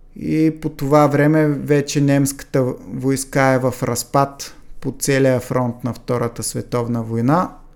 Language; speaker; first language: Bulgarian; native; Bulgarian